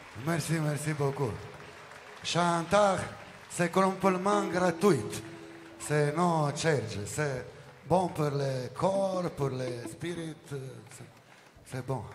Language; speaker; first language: French; non-native, learner; Italian